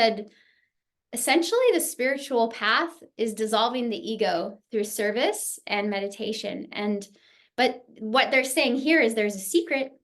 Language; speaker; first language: English; native; English